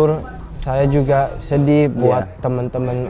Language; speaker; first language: Indonesian; early bilingual, heritage; English